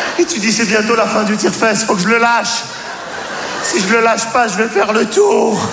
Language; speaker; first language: French; native; French